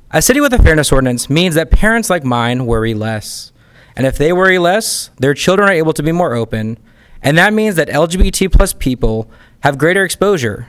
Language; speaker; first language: English; native; English